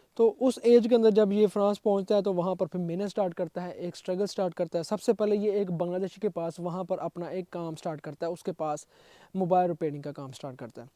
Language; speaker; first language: Urdu; non-native, local second language; Punjabi